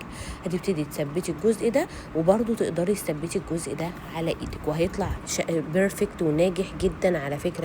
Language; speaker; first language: Arabic; native; Arabic